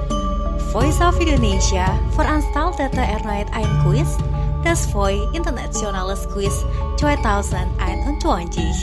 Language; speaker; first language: German; non-native, fluent; Indonesian